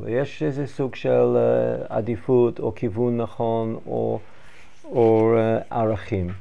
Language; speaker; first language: Hebrew; non-native, learner; English